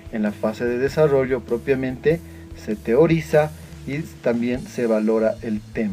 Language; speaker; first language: Spanish; native; Spanish